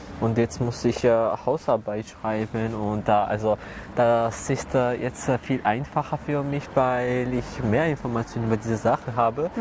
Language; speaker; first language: German; non-native, fluent; Georgian